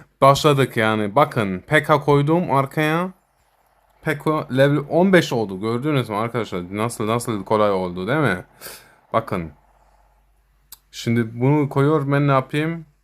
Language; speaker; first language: Turkish; early bilingual, heritage; Turkish